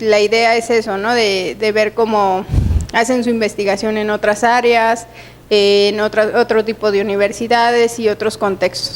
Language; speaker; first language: Spanish; native; Spanish